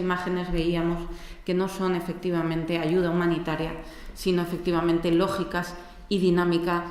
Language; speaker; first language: Spanish; native; Spanish